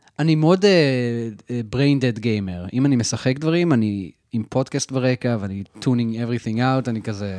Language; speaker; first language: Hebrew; native; Hebrew